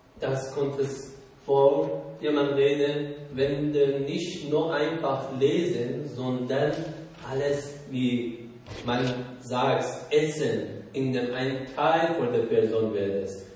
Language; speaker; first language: German; non-native, learner; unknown